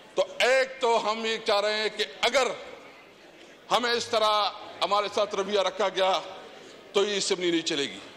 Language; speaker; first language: Urdu; non-native, local second language; Pashto